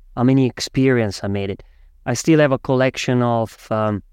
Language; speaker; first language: English; non-native, fluent; Italian